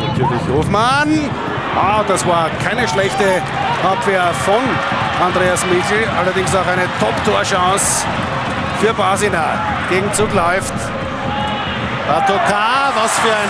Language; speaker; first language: German; native; German